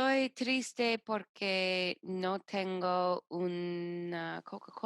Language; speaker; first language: Spanish; non-native, learner; English